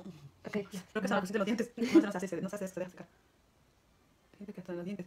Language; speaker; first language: Spanish; native; Spanish